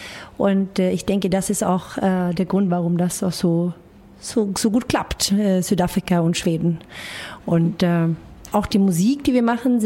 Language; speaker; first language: German; non-native, fluent; Swedish